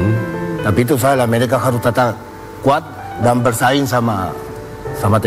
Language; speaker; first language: Indonesian; non-native, fluent; Spanish